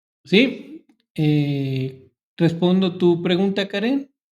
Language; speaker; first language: Spanish; native; Spanish